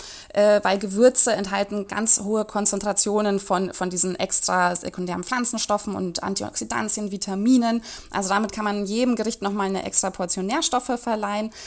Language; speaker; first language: German; native; German